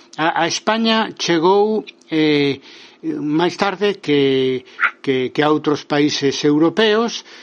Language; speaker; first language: Galician; native; Galician